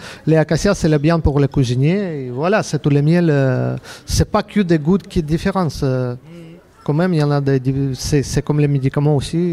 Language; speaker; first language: French; non-native, learner; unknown